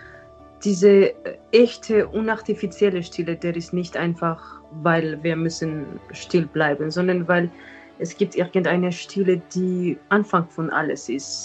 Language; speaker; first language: German; non-native, fluent; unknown